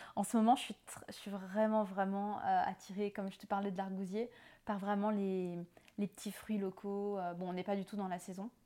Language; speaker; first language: French; native; French